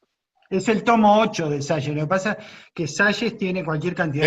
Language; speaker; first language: Spanish; native; Spanish